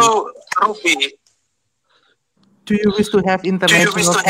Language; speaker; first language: English; non-native, fluent; Indonesian